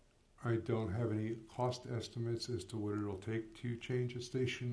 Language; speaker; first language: English; native; English